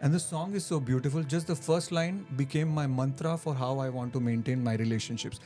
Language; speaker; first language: English; non-native, local second language; Hindi